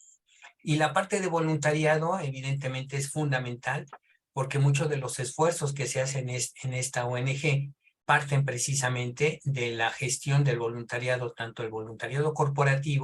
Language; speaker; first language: Spanish; native; Spanish